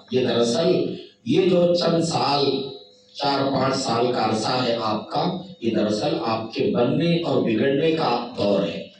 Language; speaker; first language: Urdu; native; Urdu